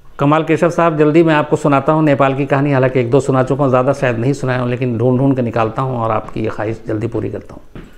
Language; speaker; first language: Hindi; native; Hindi